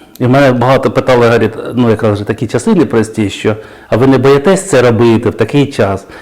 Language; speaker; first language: Ukrainian; native; Ukrainian